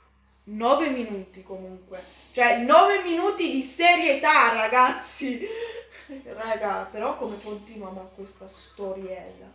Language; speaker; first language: Italian; native; Italian